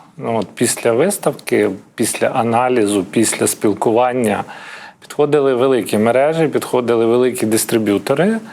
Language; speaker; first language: Ukrainian; native; Ukrainian